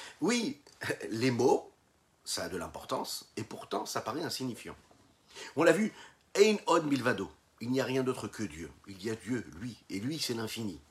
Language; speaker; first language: French; native; French